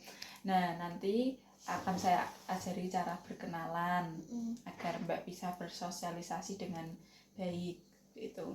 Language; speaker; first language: Indonesian; native; Indonesian